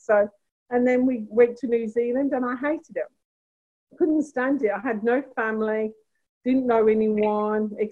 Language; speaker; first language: English; native; English